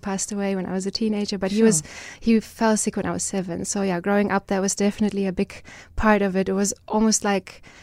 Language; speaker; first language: English; non-native, fluent; German